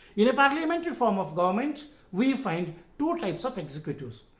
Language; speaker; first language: English; non-native, local second language; Kannada